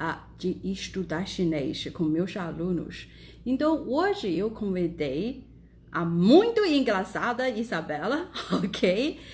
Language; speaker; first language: Portuguese; non-native, fluent; Chinese